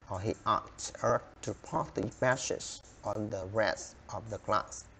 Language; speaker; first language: English; non-native, learner; Vietnamese